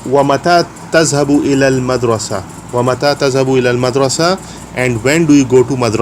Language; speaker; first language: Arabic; non-native, fluent; Urdu